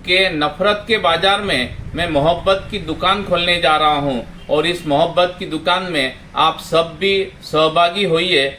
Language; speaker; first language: Hindi; non-native, local second language; Marathi